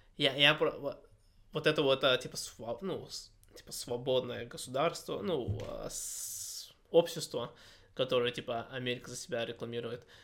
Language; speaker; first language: Russian; early bilingual, heritage; Russian